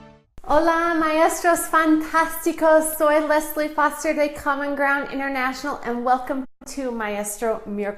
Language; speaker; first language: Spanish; non-native, fluent; English